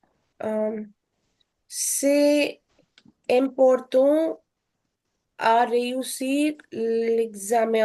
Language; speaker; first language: French; non-native, learner; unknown